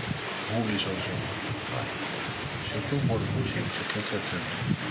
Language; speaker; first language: French; non-native, learner; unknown